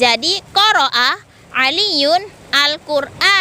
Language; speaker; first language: Arabic; non-native, fluent; Indonesian